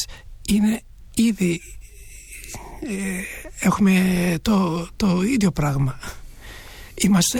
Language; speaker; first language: Greek; non-native, fluent; Turkish